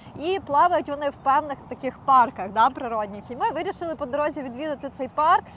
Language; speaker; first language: Ukrainian; native; Ukrainian